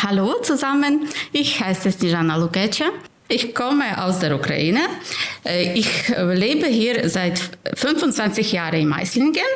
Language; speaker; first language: German; non-native, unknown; Ukrainian